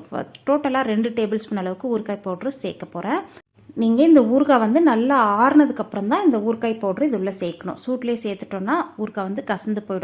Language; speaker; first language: Tamil; native; Tamil